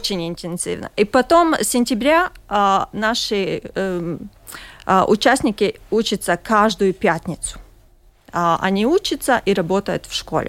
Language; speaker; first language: Russian; non-native, local second language; Latvian